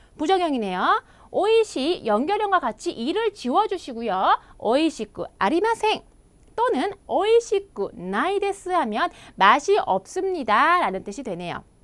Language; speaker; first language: Korean; native; Korean